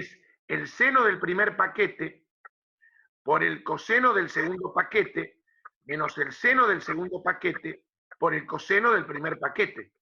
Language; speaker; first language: Spanish; native; Spanish